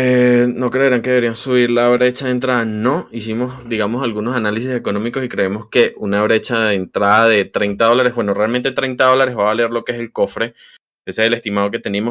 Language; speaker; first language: Spanish; native; Spanish